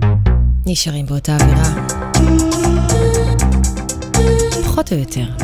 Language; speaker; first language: Hebrew; native; Hebrew